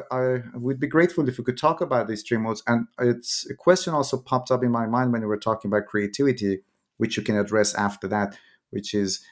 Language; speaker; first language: English; non-native, fluent; Persian